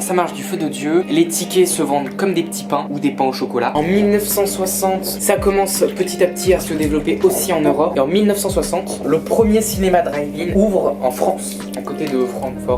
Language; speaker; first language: French; native; French